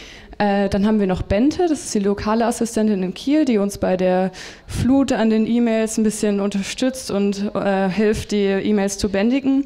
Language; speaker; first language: German; native; German